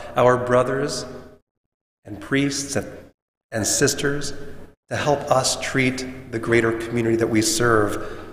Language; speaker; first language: English; native; English